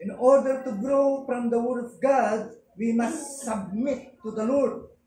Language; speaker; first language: English; non-native, local second language; Filipino